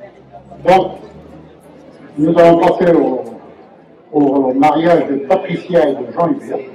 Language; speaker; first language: French; native; French